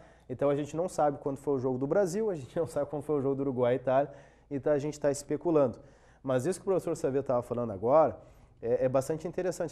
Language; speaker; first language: Portuguese; native; Portuguese